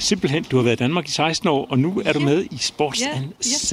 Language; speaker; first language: Danish; native; Danish